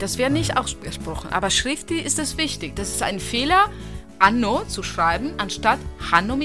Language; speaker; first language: German; non-native, local second language; Italian